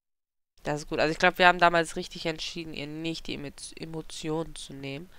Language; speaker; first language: German; native; German